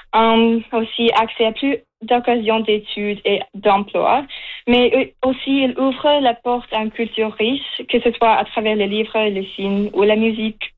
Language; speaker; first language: French; non-native, fluent; Russian